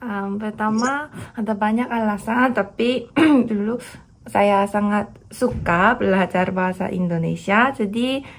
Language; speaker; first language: Indonesian; non-native, learner; Korean